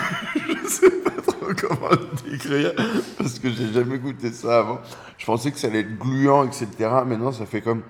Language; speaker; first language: French; native; French